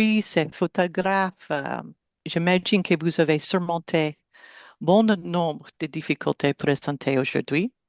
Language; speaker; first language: French; non-native, learner; English